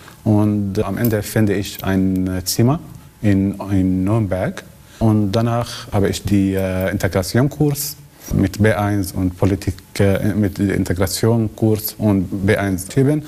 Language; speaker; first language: German; non-native, learner; Arabic